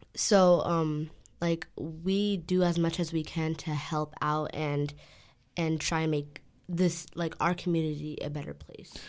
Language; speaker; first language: English; native; English